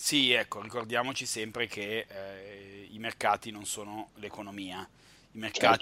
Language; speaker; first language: Italian; native; Italian